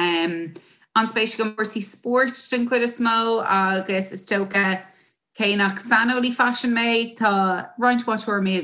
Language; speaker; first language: Irish; non-native, local second language; English